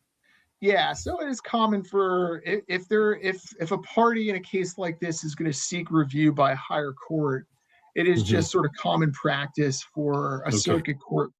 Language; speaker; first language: English; native; English